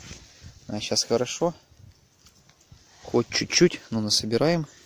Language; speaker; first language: Russian; native; Russian